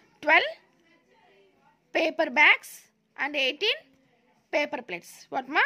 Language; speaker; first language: English; non-native, local second language; Telugu